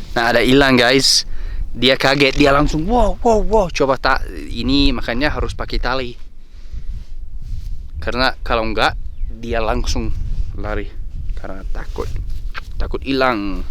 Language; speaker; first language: Indonesian; non-native, fluent; English